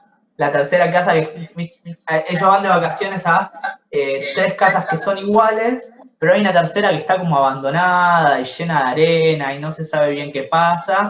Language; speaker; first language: Spanish; native; Spanish